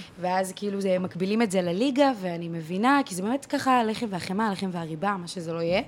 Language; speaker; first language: Hebrew; native; Hebrew